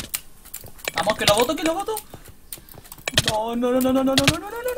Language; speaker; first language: Spanish; native; Spanish